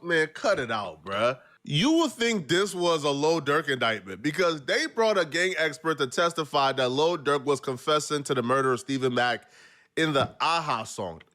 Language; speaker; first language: English; native; English